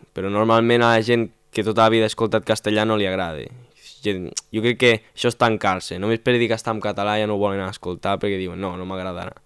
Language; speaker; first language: Catalan; non-native, local second language; Spanish